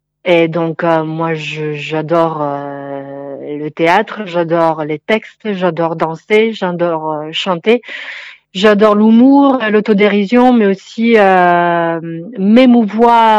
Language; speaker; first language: French; non-native, fluent; Italian